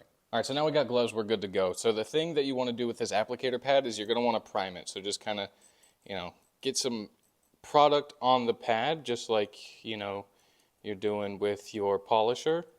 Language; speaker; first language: English; native; English